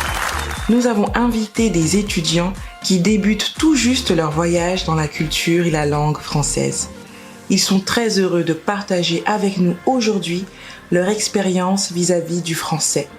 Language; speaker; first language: French; non-native, fluent; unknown